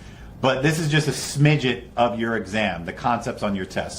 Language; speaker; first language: English; native; English